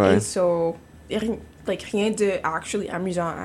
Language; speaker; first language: French; non-native, local second language; English